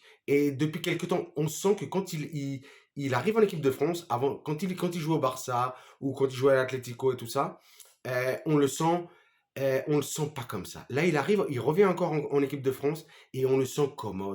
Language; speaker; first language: French; native; French